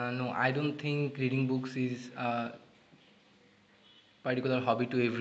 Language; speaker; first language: English; non-native, learner; Bangla